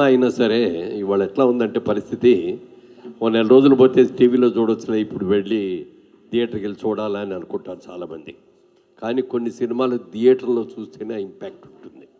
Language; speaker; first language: Telugu; native; Telugu